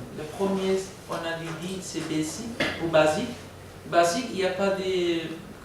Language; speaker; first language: French; non-native, learner; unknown